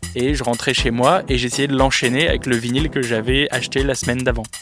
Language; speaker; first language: French; native; French